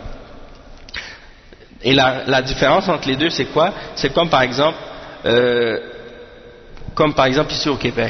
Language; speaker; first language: French; native; French